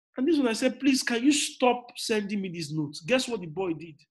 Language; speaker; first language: English; non-native, local second language; Igbo